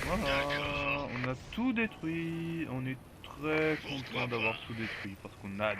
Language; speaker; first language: French; native; French